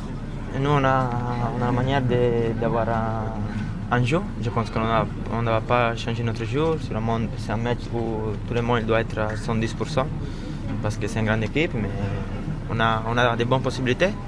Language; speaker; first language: French; non-native, fluent; Italian